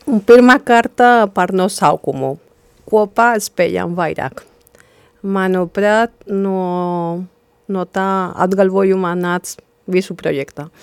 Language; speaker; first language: Latvian; non-native, fluent; Spanish